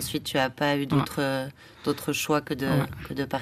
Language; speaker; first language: French; native; French